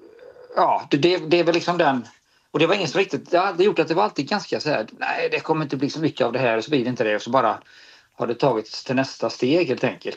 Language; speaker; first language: Swedish; native; Swedish